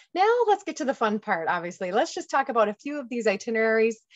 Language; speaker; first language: English; native; English